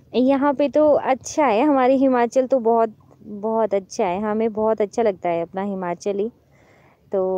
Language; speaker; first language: Hindi; native; Hindi